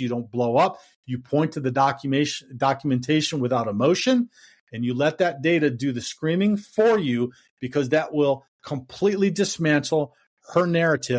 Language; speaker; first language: English; native; English